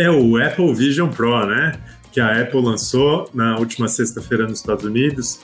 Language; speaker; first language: Portuguese; native; Portuguese